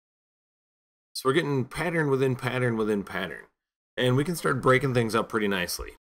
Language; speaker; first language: English; native; English